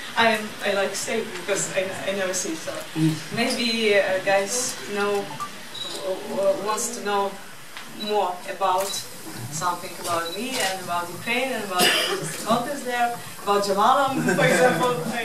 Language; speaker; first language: English; non-native, learner; Ukrainian